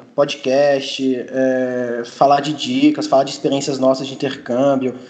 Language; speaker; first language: Portuguese; early bilingual, heritage; Portuguese